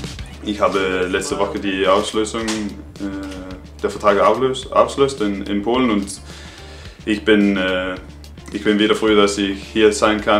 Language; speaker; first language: German; non-native, learner; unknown